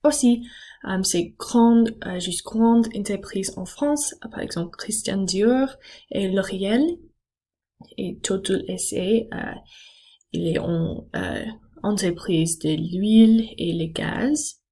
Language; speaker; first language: French; non-native, learner; English